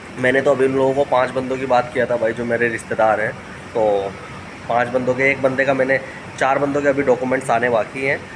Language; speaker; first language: Hindi; native; Hindi